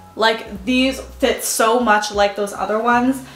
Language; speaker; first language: English; native; English